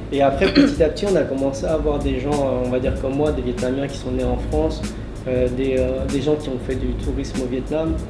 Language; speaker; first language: French; early bilingual, other home language; Vietnamese